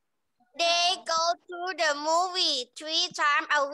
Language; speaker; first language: English; non-native, learner; Thai